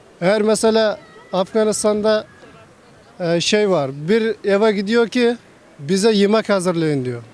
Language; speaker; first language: Turkish; non-native, learner; Persian